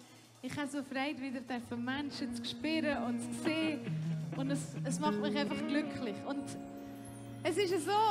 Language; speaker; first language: German; native; German